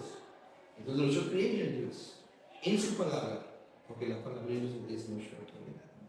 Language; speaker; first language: Spanish; non-native, learner; English